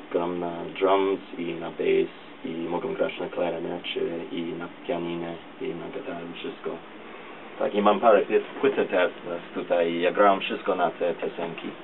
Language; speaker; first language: Polish; early bilingual, heritage; Polish